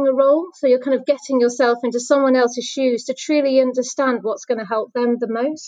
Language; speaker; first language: English; native; English